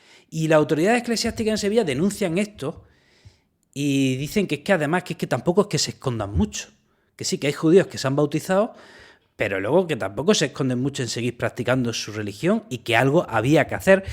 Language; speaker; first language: Spanish; native; Spanish